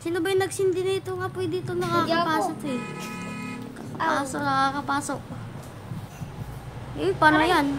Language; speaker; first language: Filipino; native; Filipino